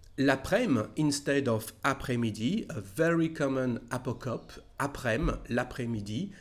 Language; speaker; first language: French; native; French